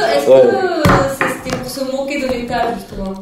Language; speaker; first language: French; native; French